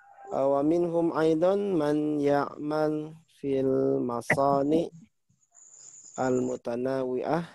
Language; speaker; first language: Arabic; non-native, learner; Indonesian